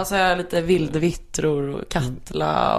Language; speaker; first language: Swedish; native; Swedish